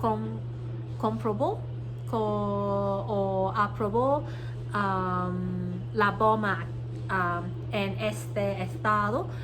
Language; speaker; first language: Spanish; non-native, learner; Cantonese